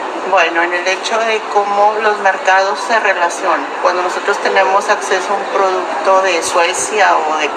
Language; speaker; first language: Spanish; native; Spanish